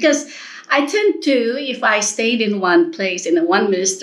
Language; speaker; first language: English; non-native, local second language; Filipino